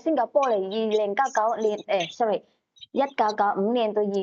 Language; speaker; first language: Cantonese; native; Cantonese